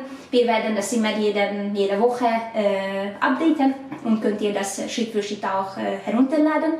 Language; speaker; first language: German; non-native, learner; Hungarian